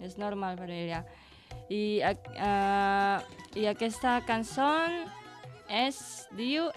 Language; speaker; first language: Catalan; non-native, learner; Indonesian